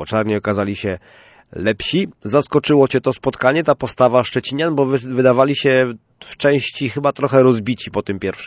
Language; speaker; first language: Polish; native; Polish